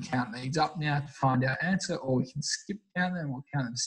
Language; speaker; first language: English; native; English